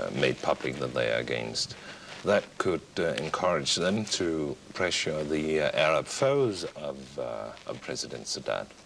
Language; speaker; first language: English; non-native, fluent; Danish